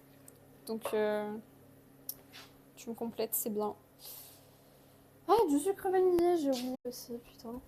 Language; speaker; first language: French; native; French